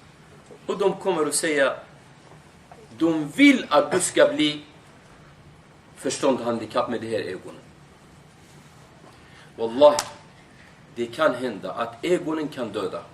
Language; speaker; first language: Swedish; non-native, fluent; Arabic